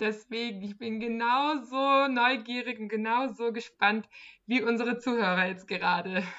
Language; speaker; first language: German; native; German